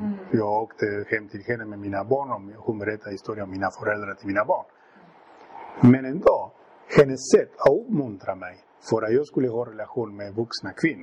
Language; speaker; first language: Swedish; non-native, fluent; Spanish